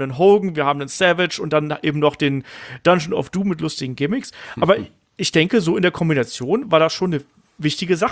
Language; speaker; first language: German; native; German